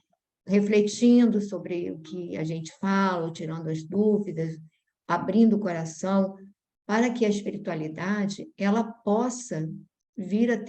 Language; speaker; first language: Portuguese; native; Portuguese